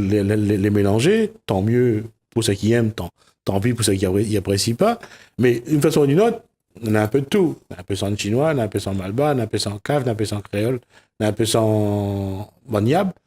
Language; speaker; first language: French; non-native, local second language; Réunion Creole French